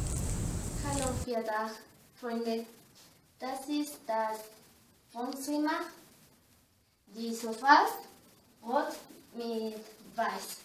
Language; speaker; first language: German; non-native, learner; Spanish